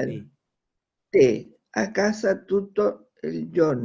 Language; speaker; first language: Italian; non-native, learner; Spanish